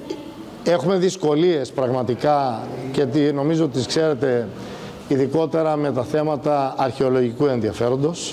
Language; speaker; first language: Greek; native; Greek